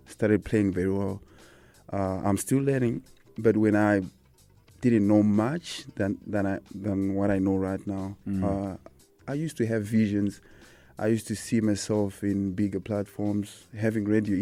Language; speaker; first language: English; non-native, local second language; Shona